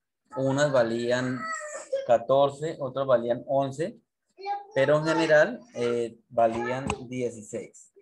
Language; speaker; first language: Spanish; native; Spanish